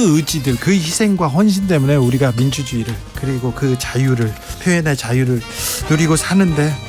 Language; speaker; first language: Korean; native; Korean